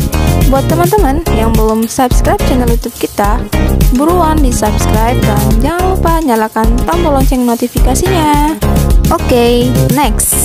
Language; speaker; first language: Indonesian; native; Indonesian